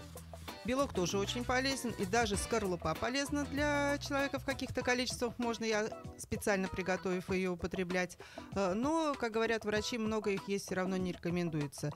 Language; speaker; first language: Russian; native; Russian